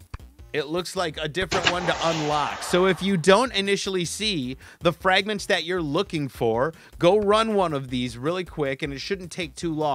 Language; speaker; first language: English; native; English